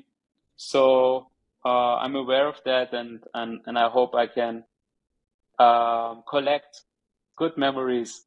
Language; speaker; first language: English; non-native, fluent; German